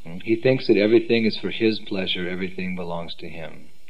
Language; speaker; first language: English; native; English